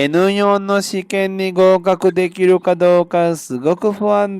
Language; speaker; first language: Japanese; non-native, fluent; Bangla